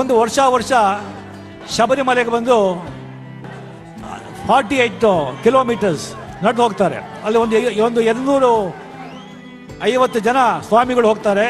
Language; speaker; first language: Kannada; non-native, local second language; Marathi